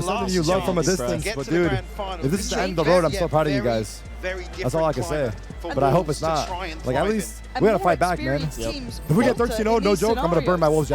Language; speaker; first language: English; native; English